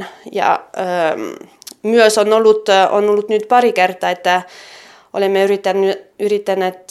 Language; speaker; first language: Finnish; non-native, fluent; French